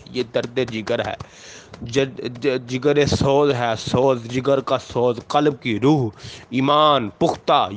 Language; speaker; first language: Urdu; non-native, local second language; Punjabi